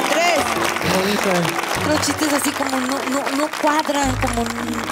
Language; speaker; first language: Spanish; native; Spanish